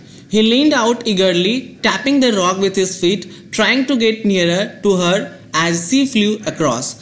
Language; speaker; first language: English; non-native, local second language; Hindi